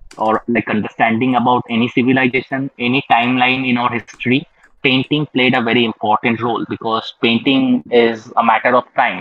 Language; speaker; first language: English; non-native, local second language; Bangla